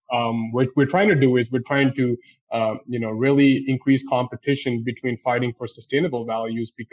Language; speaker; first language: English; non-native, local second language; Urdu